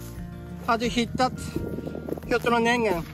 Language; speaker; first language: Swedish; non-native, learner; Japanese